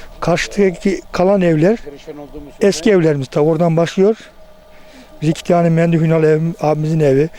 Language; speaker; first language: Turkish; native; Turkish